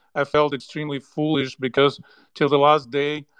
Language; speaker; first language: English; non-native, fluent; Ukrainian